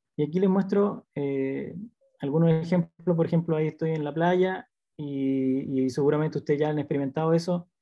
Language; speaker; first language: Spanish; native; Spanish